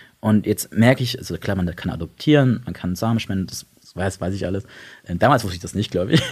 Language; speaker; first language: German; early bilingual, other home language; Italian